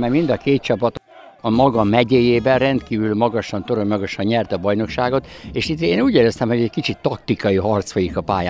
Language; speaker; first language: Hungarian; native; Hungarian